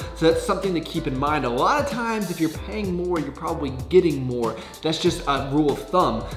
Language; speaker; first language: English; native; English